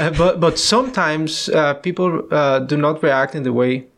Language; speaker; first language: English; non-native, fluent; Spanish